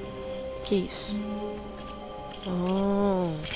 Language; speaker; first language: Portuguese; native; Portuguese